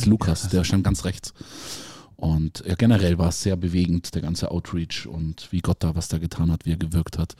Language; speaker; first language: German; native; German